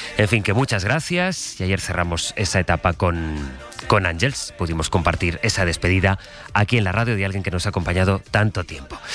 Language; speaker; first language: Spanish; native; Spanish